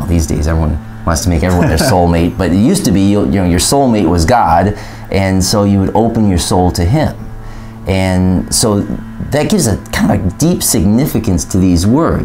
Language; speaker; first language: English; native; English